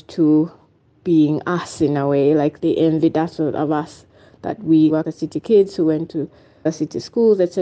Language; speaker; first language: English; non-native, local second language; Ganda